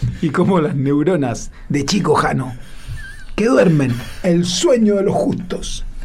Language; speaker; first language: Spanish; native; Spanish